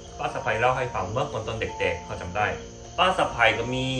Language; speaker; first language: Thai; non-native, fluent; Korean